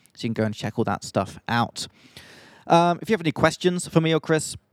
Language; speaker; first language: English; native; English